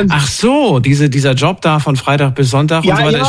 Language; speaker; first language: German; native; German